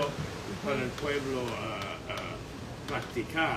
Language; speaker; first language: Spanish; non-native, fluent; English